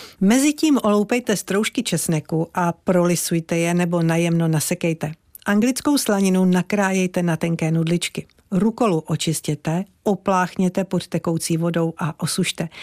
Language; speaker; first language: Czech; native; Czech